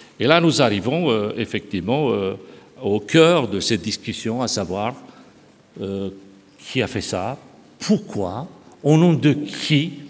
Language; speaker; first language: French; non-native, fluent; Romanian